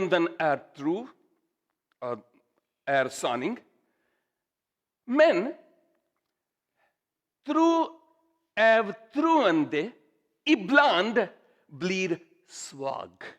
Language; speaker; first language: Swedish; non-native, learner; Urdu